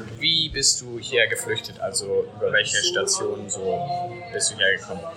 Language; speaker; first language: German; native; German